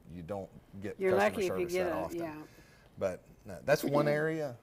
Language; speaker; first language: English; native; English